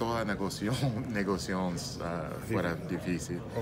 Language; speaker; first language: Spanish; non-native, learner; English